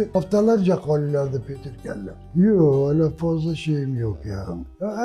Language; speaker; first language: Turkish; non-native, local second language; Kurdish